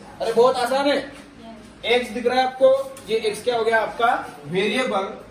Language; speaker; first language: Hindi; non-native, local second language; Marathi